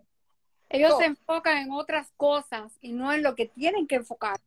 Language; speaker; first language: Spanish; native; Spanish